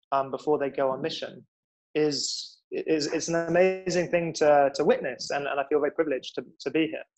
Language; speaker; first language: English; native; English